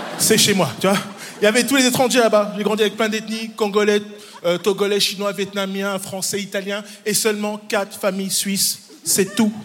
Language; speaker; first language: French; early bilingual, other home language; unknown